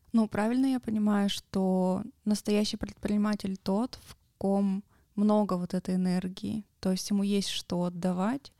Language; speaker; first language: Russian; native; Russian